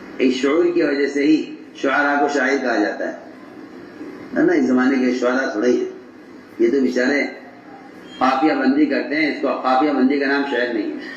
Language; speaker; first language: Urdu; native; Urdu